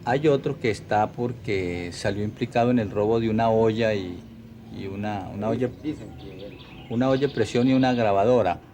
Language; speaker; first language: Spanish; native; Spanish